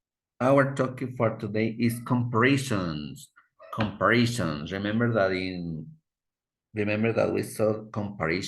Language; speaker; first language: English; non-native, fluent; Spanish